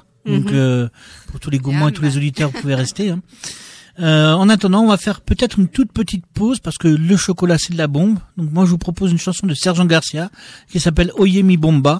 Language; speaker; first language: French; native; French